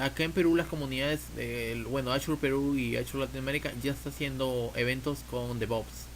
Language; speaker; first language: Spanish; native; Spanish